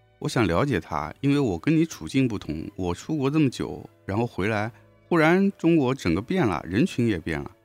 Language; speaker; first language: Chinese; native; Chinese